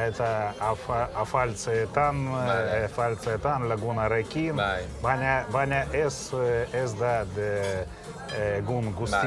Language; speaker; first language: Basque; non-native, learner; Russian